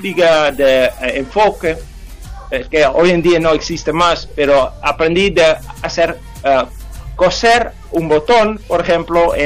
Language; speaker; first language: Spanish; non-native, fluent; Dutch